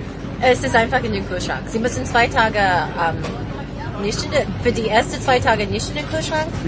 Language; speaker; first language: German; non-native, learner; Korean